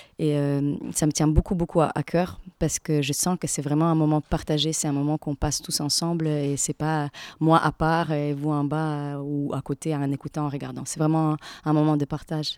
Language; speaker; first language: French; non-native, fluent; Russian